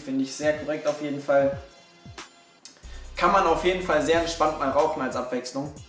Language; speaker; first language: German; native; German